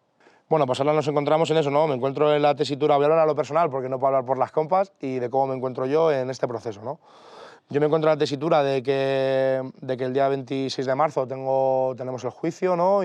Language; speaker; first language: Spanish; native; Spanish